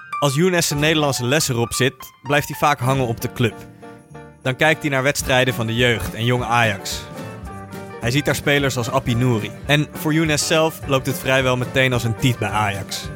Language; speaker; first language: Dutch; native; Dutch